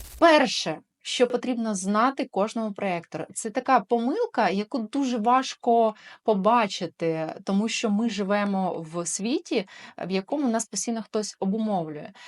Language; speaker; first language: Ukrainian; non-native, local second language; Russian